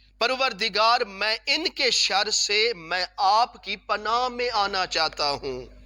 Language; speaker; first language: Urdu; non-native, local second language; Punjabi